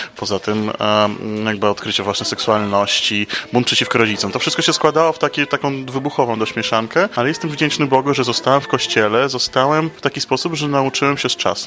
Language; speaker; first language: Polish; non-native, fluent; Russian